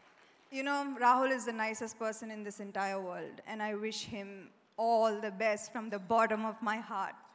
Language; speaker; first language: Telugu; non-native, local second language; Tamil